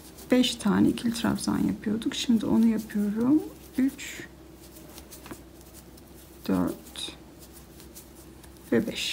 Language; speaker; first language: Turkish; native; Turkish